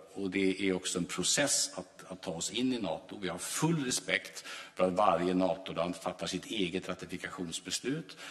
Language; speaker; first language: Swedish; native; Swedish